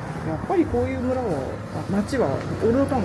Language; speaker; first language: Japanese; native; Japanese